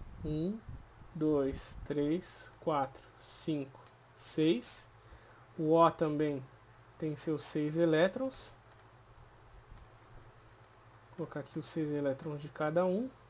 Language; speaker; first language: Portuguese; native; Portuguese